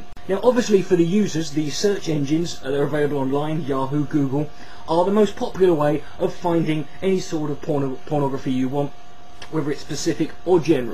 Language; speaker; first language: English; native; English